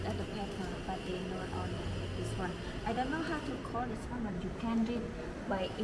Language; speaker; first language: English; non-native, learner; Khmer